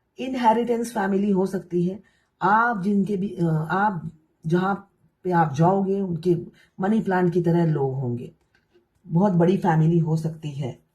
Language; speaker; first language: Hindi; non-native, local second language; Bangla